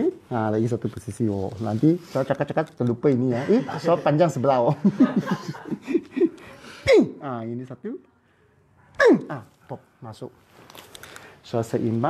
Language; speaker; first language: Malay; non-native, local second language; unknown